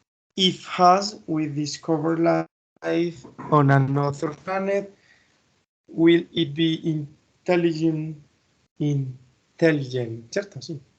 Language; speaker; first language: English; non-native, learner; Spanish